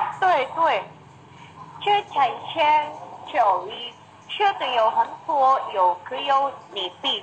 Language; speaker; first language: Chinese; non-native, learner; Indonesian